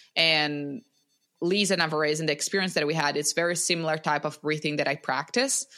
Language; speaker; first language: English; non-native, fluent; Portuguese